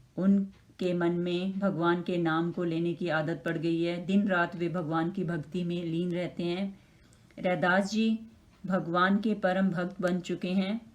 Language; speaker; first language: Hindi; native; Hindi